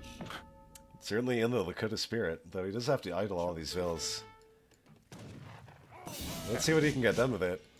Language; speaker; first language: English; native; English